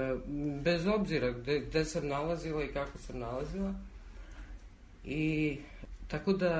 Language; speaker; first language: Serbian; native; Serbian